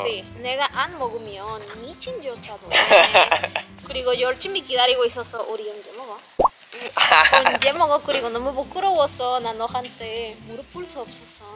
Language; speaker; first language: Korean; non-native, learner; Spanish